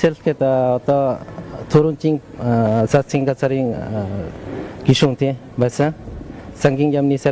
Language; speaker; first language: Mongolian; non-native, fluent; Lao